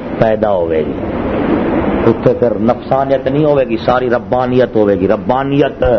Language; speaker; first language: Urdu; non-native, local second language; Punjabi